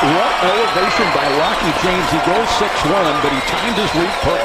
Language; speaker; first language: English; native; English